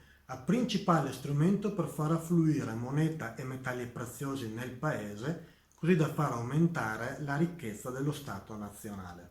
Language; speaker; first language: Italian; native; Italian